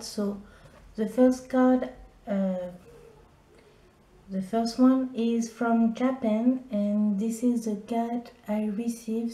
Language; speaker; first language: English; non-native, learner; French